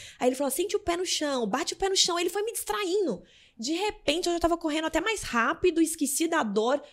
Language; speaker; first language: Portuguese; native; Portuguese